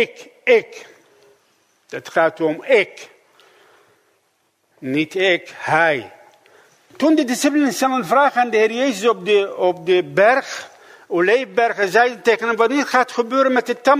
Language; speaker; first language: Dutch; non-native, fluent; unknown